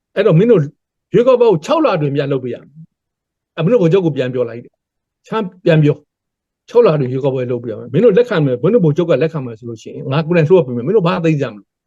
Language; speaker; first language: Burmese; native; Burmese